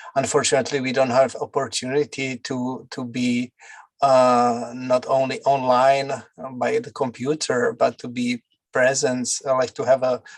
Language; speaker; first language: English; non-native, fluent; Czech